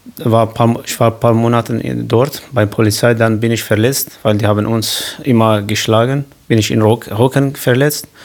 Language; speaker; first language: German; non-native, learner; Kurdish